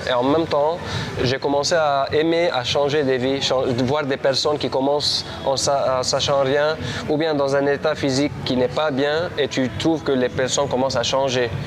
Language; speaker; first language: French; non-native, local second language; Armenian